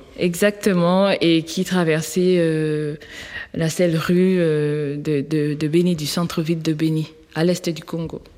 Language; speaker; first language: French; non-native, local second language; Swahili